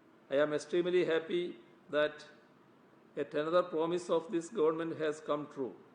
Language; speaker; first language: English; non-native, local second language; Malayalam